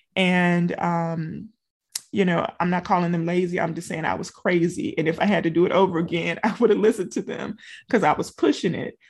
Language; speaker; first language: English; native; English